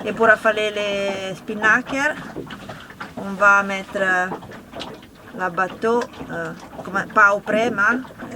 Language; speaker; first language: French; non-native, learner; Italian